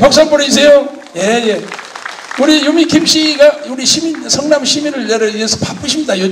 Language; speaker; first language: Korean; native; Korean